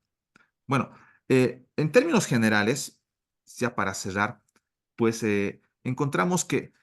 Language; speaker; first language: Spanish; native; Spanish